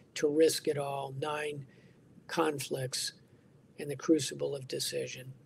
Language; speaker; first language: English; native; English